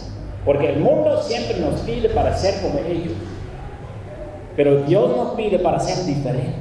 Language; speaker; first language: Spanish; non-native, fluent; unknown